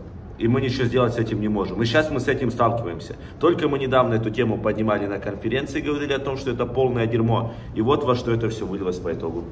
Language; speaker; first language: Russian; native; Russian